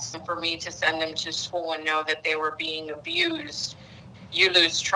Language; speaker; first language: English; native; English